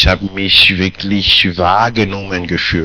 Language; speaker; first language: German; non-native, fluent; French